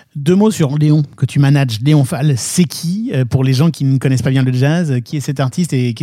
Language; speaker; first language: French; native; French